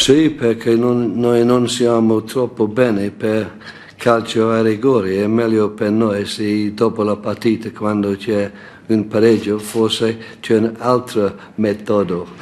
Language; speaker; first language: Italian; non-native, fluent; English